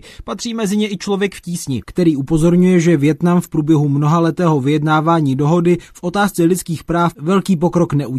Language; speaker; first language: Czech; native; Czech